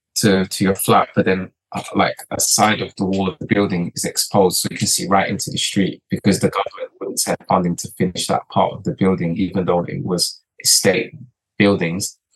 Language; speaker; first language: English; early bilingual, other home language; Portuguese